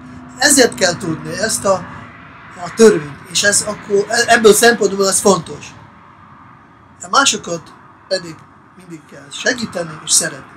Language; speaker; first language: Hungarian; non-native, fluent; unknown